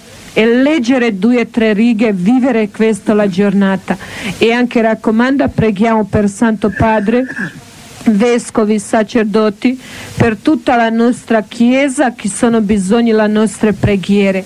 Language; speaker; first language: Italian; non-native, learner; Croatian